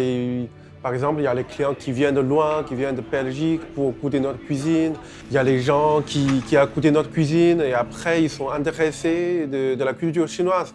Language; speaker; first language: French; non-native, fluent; Chinese